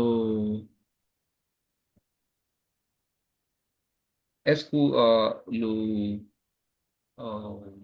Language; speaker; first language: French; non-native, learner; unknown